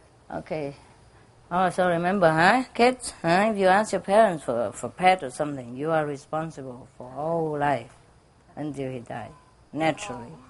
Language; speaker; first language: English; non-native, fluent; Vietnamese